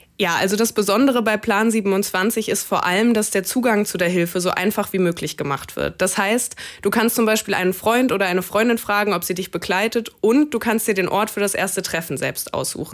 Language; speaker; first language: German; native; German